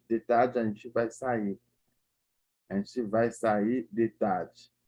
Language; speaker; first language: Portuguese; non-native, learner; Haitian Creole